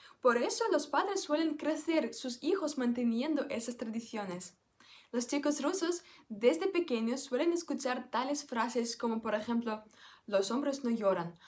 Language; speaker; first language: Spanish; non-native, fluent; Russian